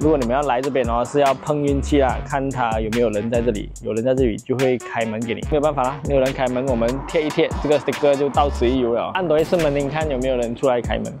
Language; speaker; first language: Chinese; native; Chinese